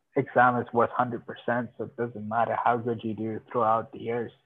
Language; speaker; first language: English; non-native, fluent; Persian